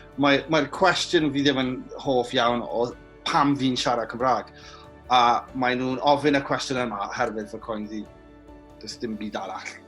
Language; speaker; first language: Welsh; non-native, local second language; English